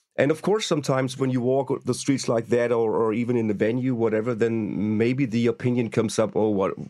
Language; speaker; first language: English; non-native, fluent; German